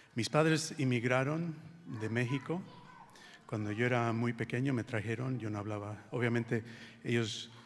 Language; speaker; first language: Spanish; early bilingual, heritage; Spanish